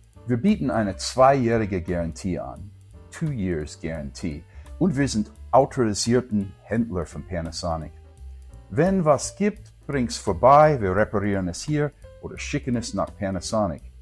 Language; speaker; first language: German; native; German